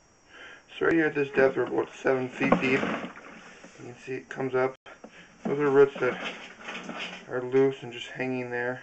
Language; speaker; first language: English; native; English